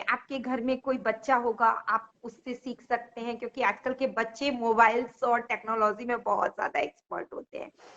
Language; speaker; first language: Hindi; native; Hindi